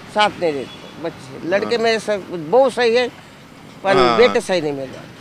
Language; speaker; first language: Hindi; non-native, local second language; Marathi